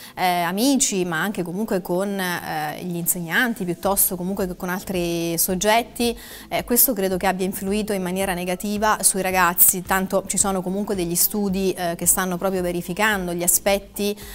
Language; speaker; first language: Italian; native; Italian